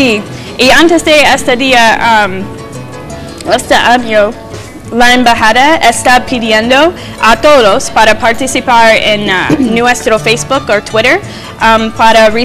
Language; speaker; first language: Spanish; non-native, learner; English